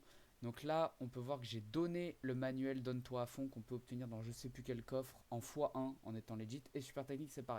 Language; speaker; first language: French; native; French